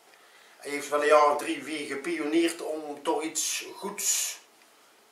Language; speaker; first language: Dutch; native; Dutch